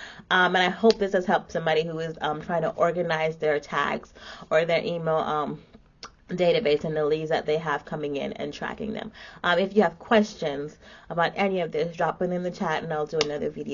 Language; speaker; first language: English; native; English